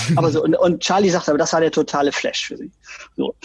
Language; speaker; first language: German; native; German